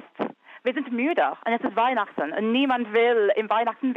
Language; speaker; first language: German; non-native, fluent; English